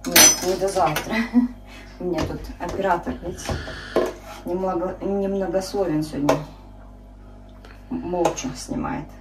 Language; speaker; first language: Russian; native; Russian